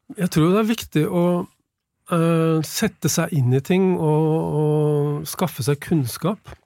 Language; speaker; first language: Norwegian; native; Norwegian